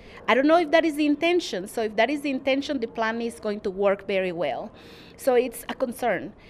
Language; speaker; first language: English; non-native, fluent; Spanish